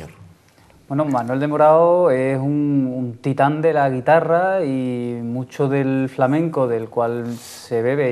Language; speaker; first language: Spanish; native; Spanish